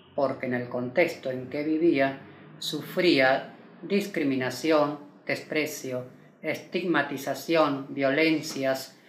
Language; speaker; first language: Spanish; native; Spanish